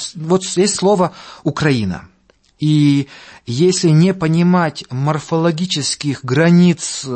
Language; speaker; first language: Russian; non-native, fluent; Latvian